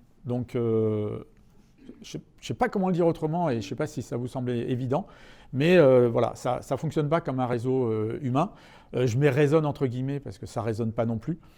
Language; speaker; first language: French; native; French